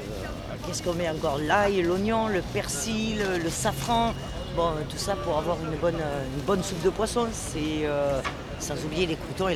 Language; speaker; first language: French; native; French